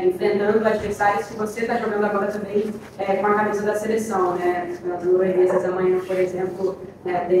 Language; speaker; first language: Portuguese; native; Portuguese